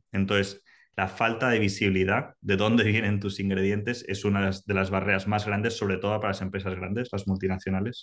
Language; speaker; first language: Spanish; native; Spanish